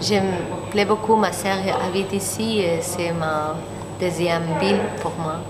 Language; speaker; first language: French; non-native, learner; Spanish